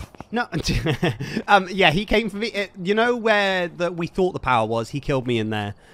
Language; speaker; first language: English; native; English